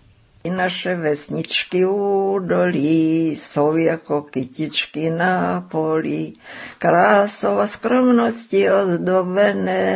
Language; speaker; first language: Czech; early bilingual, heritage; Czech